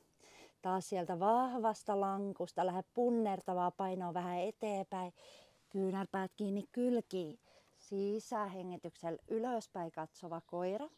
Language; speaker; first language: Finnish; native; Finnish